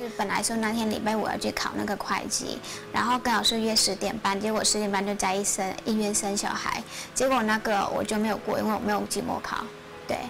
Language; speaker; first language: Chinese; non-native, fluent; Vietnamese